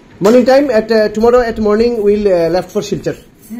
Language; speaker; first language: English; non-native, local second language; Bangla